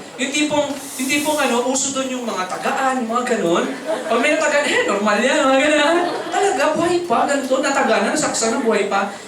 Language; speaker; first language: Filipino; native; Filipino